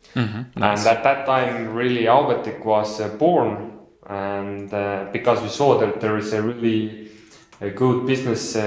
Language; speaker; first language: English; non-native, fluent; Estonian